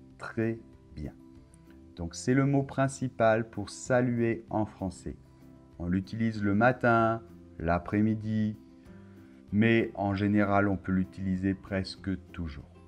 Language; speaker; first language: French; native; French